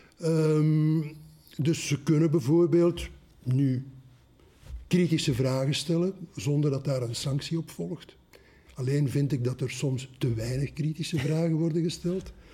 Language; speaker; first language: Dutch; native; Dutch